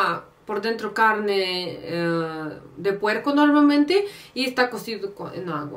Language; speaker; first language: Spanish; non-native, fluent; Russian